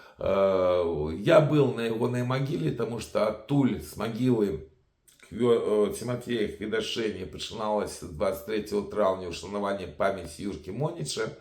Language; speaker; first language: Belarusian; native; Belarusian